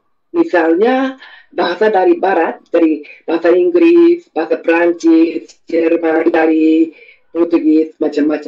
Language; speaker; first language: Indonesian; non-native, fluent; Japanese